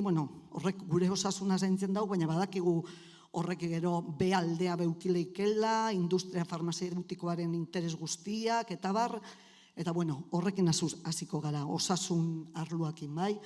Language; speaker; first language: Basque; native; Basque